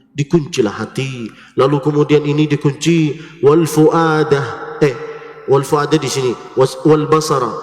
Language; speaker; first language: Malay; non-native, fluent; Arabic